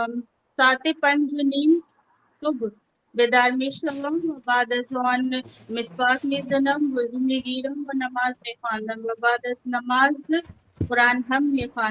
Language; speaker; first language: Persian; non-native, learner; Urdu